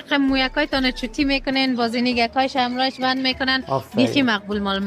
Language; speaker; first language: Persian; native; Persian